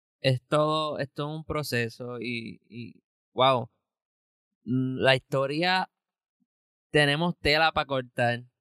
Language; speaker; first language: Spanish; native; Spanish